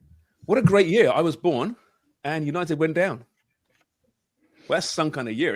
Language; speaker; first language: English; native; English